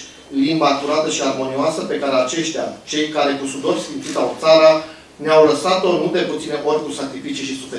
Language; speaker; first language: Romanian; native; Romanian